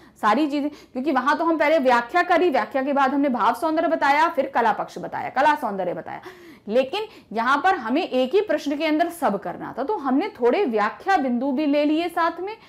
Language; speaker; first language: Hindi; native; Hindi